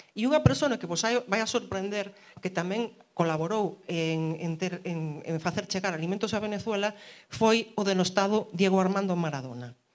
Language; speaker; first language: Galician; early bilingual, heritage; Galician